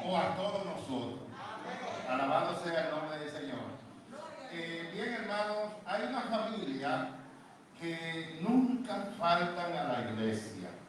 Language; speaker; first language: Spanish; native; Spanish